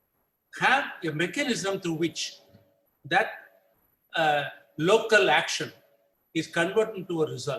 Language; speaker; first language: English; non-native, local second language; Tamil